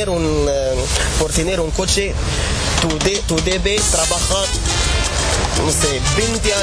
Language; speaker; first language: Spanish; non-native, learner; Arabic